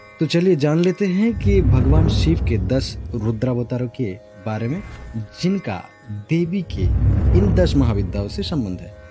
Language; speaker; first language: Hindi; non-native, local second language; Bangla